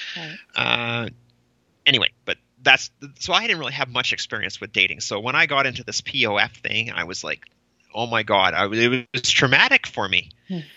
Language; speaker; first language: English; native; English